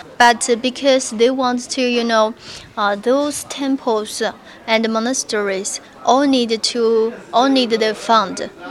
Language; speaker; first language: English; non-native, fluent; Chinese